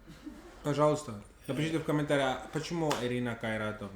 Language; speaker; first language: Russian; non-native, fluent; English